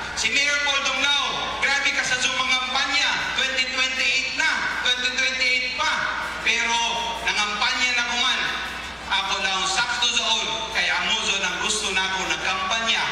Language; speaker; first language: Cebuano; native; Cebuano